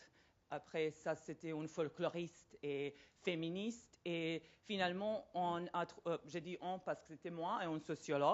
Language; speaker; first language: French; non-native, fluent; Serbian